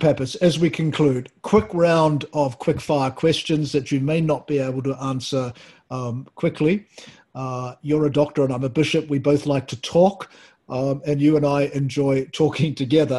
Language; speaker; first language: English; native; English